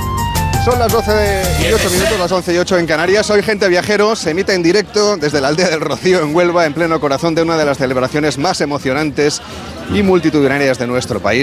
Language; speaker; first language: Spanish; native; Spanish